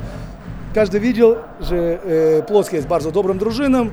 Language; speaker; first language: Polish; non-native, fluent; Russian